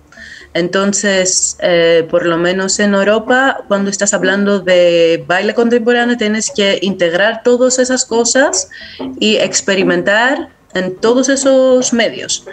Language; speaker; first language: Spanish; non-native, fluent; Greek